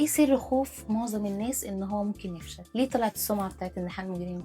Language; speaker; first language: Arabic; native; Arabic